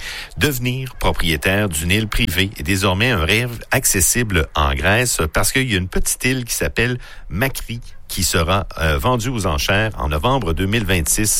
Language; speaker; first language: French; native; French